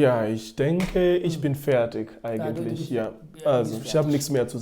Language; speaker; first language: German; non-native, fluent; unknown